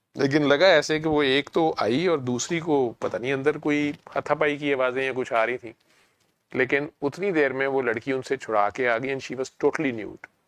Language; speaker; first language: Urdu; native; Urdu